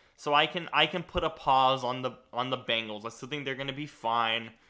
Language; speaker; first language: English; native; English